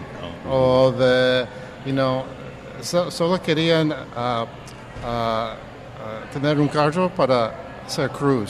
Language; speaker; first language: Spanish; early bilingual, heritage; English